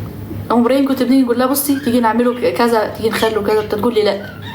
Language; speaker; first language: Arabic; native; Arabic